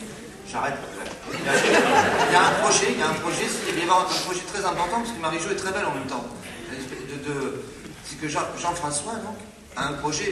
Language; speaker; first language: French; native; French